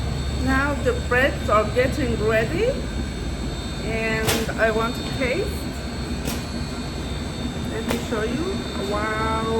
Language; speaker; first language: English; non-native, fluent; Persian